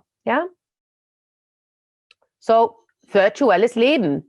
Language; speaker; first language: German; non-native, fluent; English